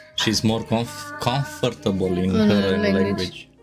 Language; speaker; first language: English; non-native, fluent; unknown